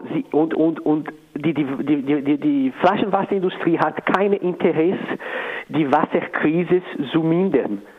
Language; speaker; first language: German; non-native, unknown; Portuguese